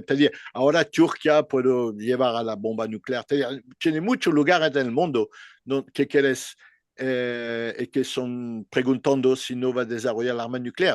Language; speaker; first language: Spanish; non-native, learner; French